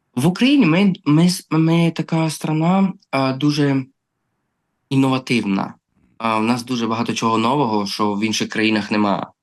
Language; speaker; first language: Ukrainian; early bilingual, heritage; Ukrainian